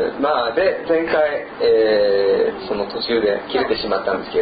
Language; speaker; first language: Japanese; non-native, fluent; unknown